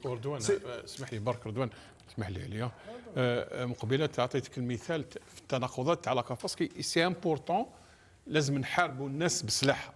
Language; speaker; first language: Arabic; native; Arabic